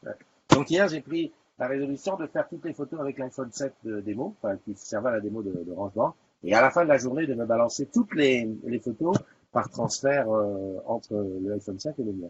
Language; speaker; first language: French; native; French